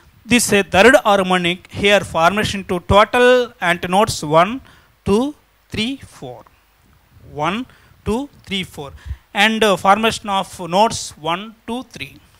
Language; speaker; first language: English; non-native, local second language; Telugu